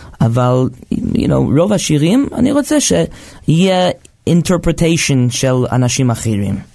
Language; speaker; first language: Hebrew; non-native, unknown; English